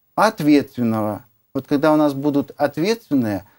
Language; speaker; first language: Russian; native; Russian